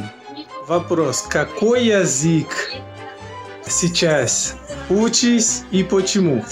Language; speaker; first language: Russian; non-native, learner; Portuguese